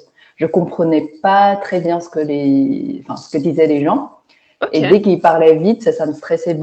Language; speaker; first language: French; non-native, fluent; Chinese